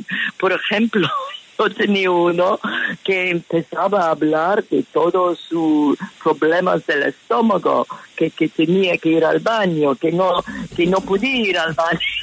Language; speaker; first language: Spanish; non-native, fluent; English